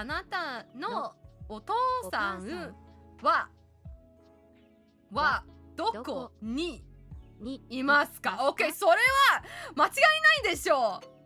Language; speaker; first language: Japanese; non-native, learner; English